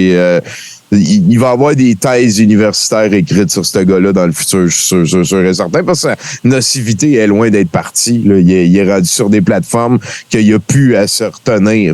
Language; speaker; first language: French; native; French